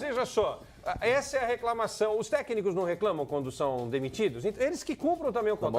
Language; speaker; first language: Portuguese; native; Portuguese